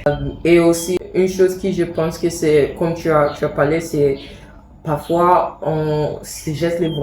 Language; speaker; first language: French; non-native, fluent; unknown